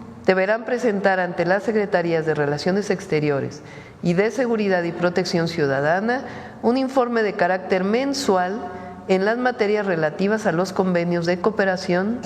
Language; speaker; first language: Spanish; native; Spanish